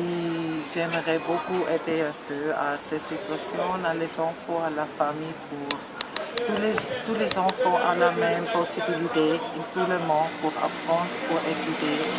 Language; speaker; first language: French; non-native, learner; German